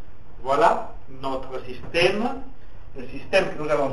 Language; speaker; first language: French; non-native, fluent; Spanish